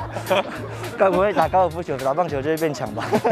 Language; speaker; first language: Chinese; native; Chinese